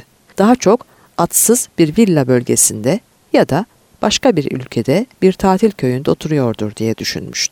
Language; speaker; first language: Turkish; native; Turkish